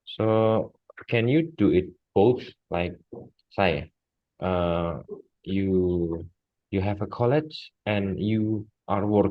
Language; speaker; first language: English; non-native, local second language; Indonesian